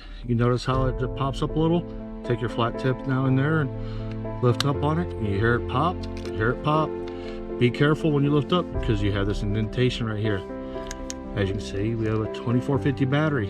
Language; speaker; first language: English; native; English